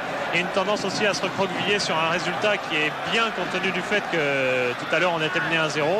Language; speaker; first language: French; native; French